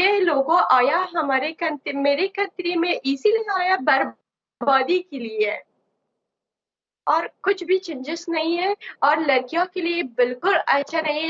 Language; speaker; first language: Hindi; non-native, learner; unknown